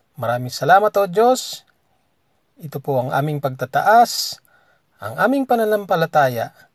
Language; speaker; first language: Filipino; native; Filipino